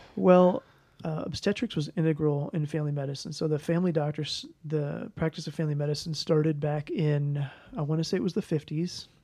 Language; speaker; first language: English; native; English